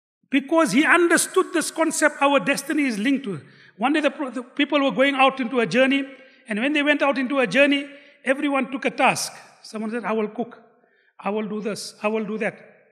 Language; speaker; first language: English; non-native, local second language; Gujarati